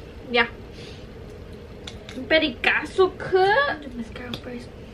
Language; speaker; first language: Spanish; early bilingual, heritage; Spanish